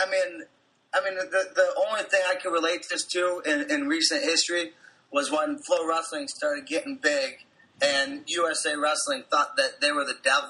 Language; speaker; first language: English; native; English